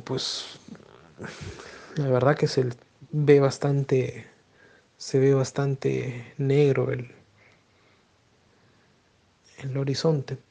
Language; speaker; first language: Spanish; native; Spanish